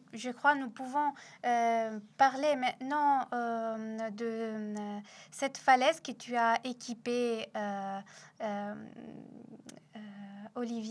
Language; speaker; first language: French; non-native, fluent; Italian